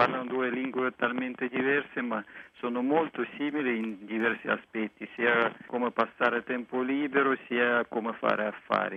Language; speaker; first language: Italian; non-native, fluent; Russian